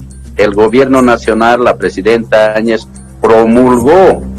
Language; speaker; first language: Spanish; native; Spanish